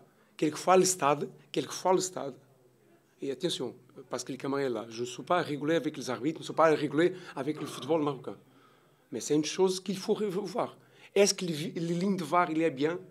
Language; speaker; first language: French; non-native, learner; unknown